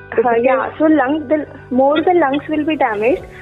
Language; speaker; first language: English; non-native, local second language; Kannada